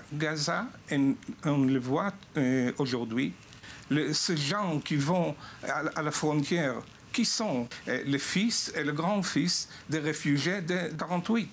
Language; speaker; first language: French; non-native, fluent; Hebrew